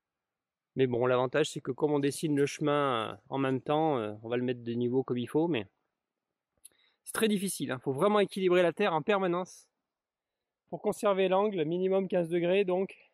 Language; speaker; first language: French; native; French